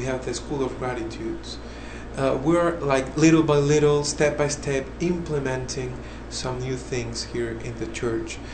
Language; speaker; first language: English; non-native, fluent; Spanish